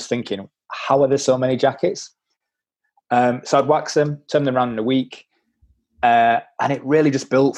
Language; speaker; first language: English; native; English